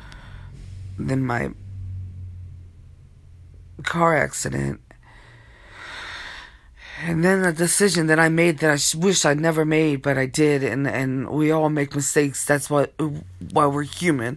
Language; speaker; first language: English; native; English